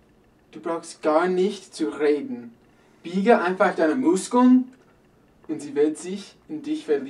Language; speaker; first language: German; non-native, learner; English